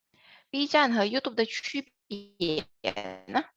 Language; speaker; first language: Chinese; non-native, fluent; Indonesian